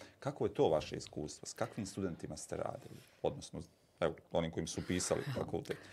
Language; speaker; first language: Bosnian; native; Bosnian